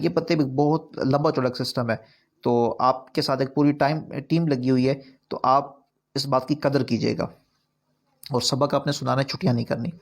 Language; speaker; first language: Urdu; non-native, local second language; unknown